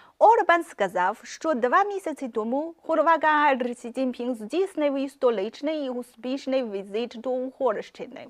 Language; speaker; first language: Ukrainian; non-native, fluent; Chinese